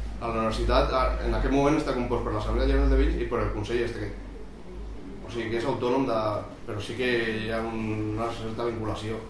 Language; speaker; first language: Catalan; non-native, local second language; Spanish